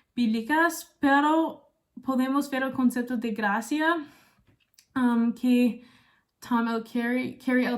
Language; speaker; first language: Spanish; non-native, learner; English